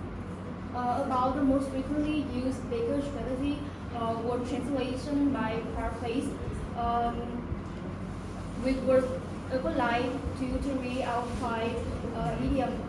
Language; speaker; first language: English; non-native, learner; Vietnamese